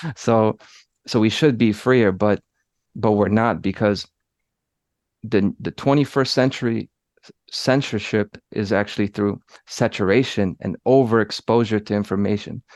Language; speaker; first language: English; early bilingual, other home language; Polish